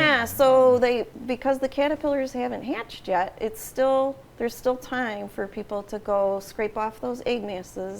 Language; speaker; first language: English; native; English